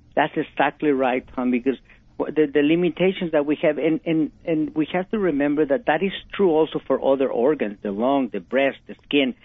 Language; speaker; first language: English; non-native, fluent; Spanish